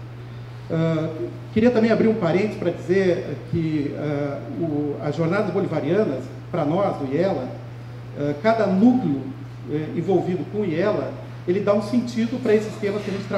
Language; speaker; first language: Portuguese; native; Portuguese